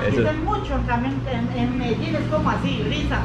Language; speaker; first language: Spanish; native; Spanish